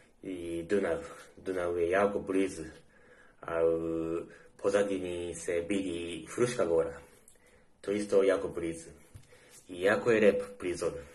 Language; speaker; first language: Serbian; non-native, learner; Japanese